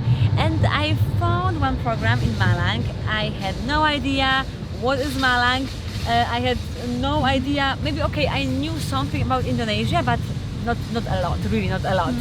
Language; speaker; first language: English; non-native, fluent; Polish